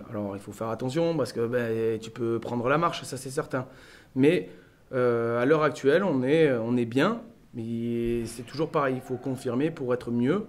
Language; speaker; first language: French; native; French